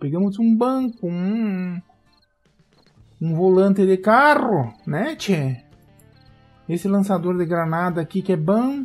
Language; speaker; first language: Portuguese; native; Portuguese